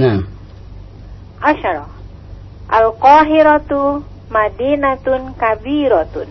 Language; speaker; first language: Arabic; non-native, learner; Indonesian